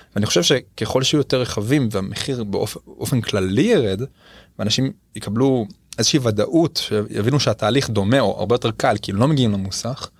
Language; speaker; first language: Hebrew; native; Hebrew